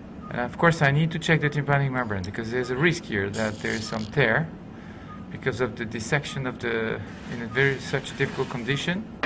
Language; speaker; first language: English; non-native, fluent; French